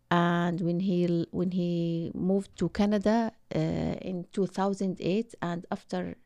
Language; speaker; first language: English; non-native, learner; Arabic